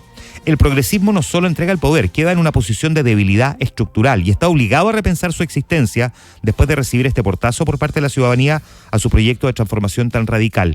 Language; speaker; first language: Spanish; native; Spanish